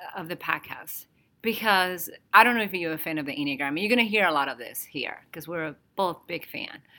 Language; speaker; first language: English; non-native, fluent; Spanish